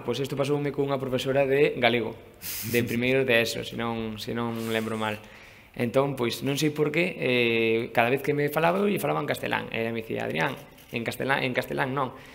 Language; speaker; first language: Galician; native; Galician